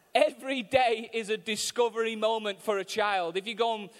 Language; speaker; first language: English; native; English